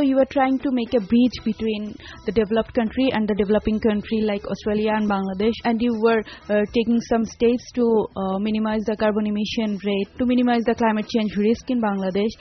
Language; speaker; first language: English; non-native, local second language; Bangla